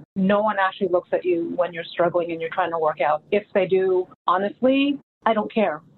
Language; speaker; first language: English; early bilingual, other home language; Filipino